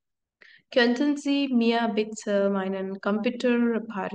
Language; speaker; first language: German; non-native, fluent; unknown